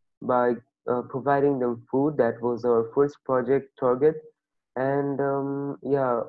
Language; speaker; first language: English; non-native, local second language; Bangla